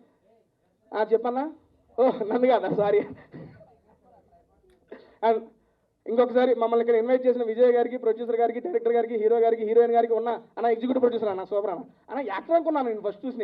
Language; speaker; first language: Telugu; native; Telugu